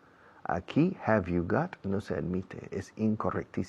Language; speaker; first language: Spanish; non-native, fluent; English